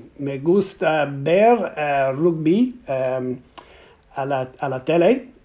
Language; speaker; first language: Spanish; non-native, learner; English